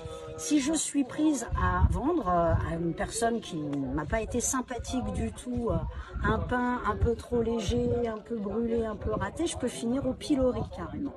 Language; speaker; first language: French; native; French